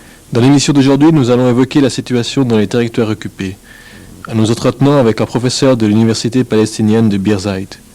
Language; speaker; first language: French; native; French